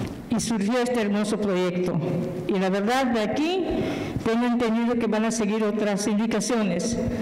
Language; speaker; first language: Spanish; non-native, local second language; Yucateco